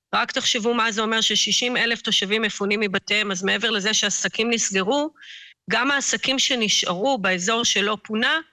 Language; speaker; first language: Hebrew; native; Hebrew